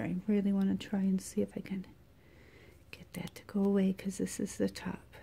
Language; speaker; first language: English; native; English